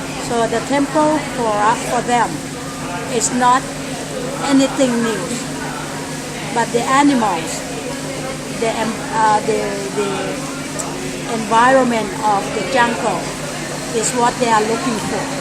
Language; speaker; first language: English; non-native, learner; Thai